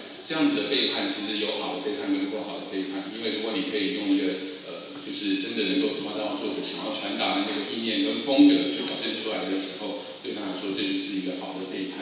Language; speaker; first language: Chinese; native; Chinese